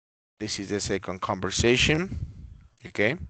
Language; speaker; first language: English; non-native, fluent; Spanish